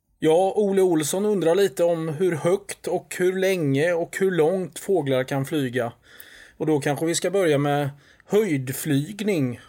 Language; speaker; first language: Swedish; native; Swedish